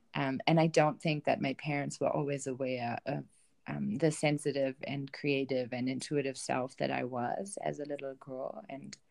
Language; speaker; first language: English; non-native, fluent; German